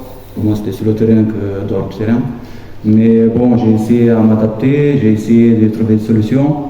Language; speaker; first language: French; non-native, fluent; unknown